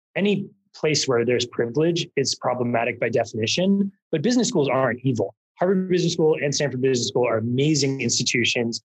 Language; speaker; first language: English; native; English